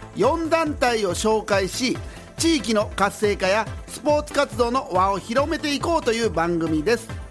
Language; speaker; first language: Japanese; native; Japanese